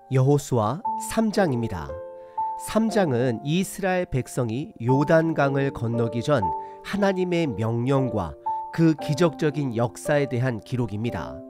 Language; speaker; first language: Korean; native; Korean